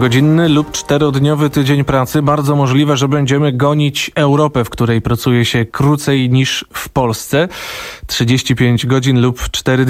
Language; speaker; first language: Polish; native; Polish